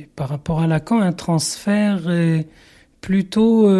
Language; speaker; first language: French; non-native, local second language; Arabic